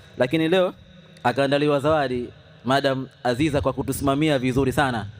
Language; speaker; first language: Swahili; native; Swahili